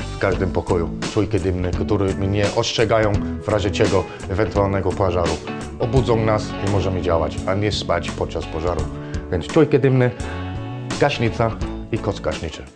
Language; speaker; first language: Polish; non-native, fluent; English